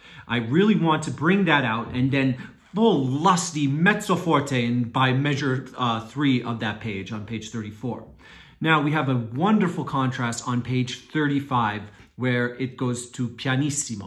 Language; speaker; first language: English; native; English